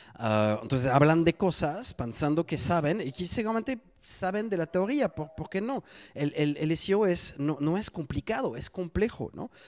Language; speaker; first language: Spanish; non-native, fluent; French